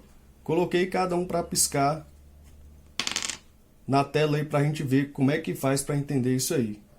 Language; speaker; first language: Portuguese; native; Portuguese